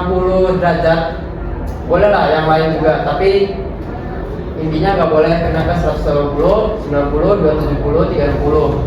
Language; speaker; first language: Indonesian; native; Indonesian